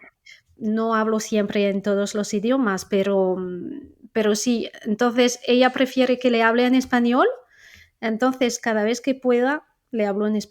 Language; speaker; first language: Spanish; non-native, fluent; French